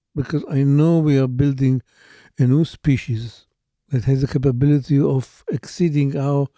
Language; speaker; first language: English; non-native, fluent; Hebrew